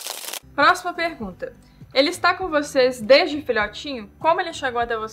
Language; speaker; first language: Portuguese; native; Portuguese